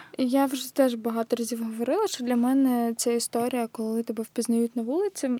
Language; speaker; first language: Ukrainian; native; Ukrainian